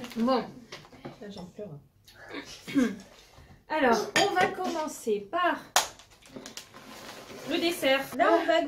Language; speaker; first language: French; native; French